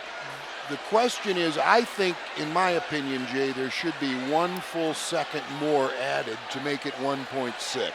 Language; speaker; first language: English; native; English